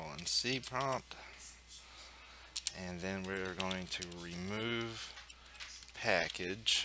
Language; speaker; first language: English; native; English